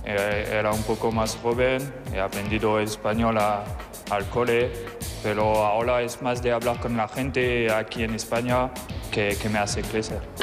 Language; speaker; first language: Spanish; non-native, fluent; French